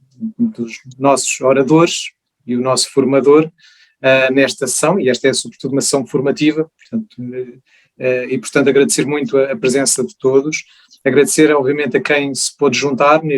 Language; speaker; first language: Portuguese; native; Portuguese